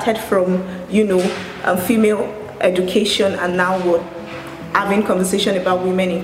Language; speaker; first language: English; non-native, local second language; Yoruba